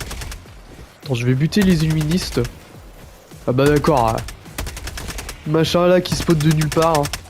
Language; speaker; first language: French; native; French